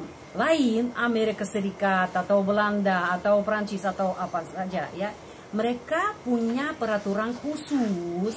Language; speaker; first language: Indonesian; non-native, fluent; Russian